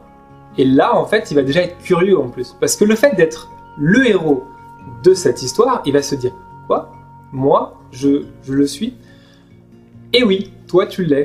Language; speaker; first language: French; native; French